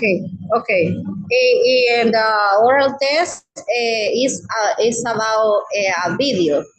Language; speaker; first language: English; non-native, learner; Spanish